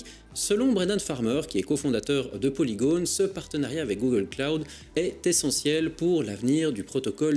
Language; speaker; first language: French; native; French